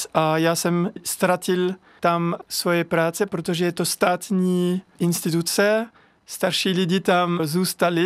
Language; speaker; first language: Czech; non-native, fluent; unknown